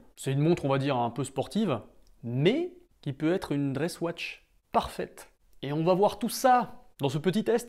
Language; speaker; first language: French; native; French